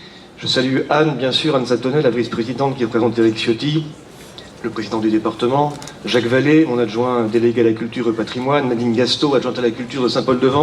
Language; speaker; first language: French; native; French